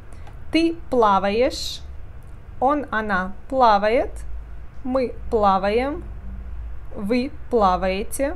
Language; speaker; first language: Russian; non-native, fluent; Portuguese